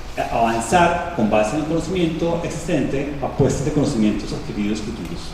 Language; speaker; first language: Spanish; native; Spanish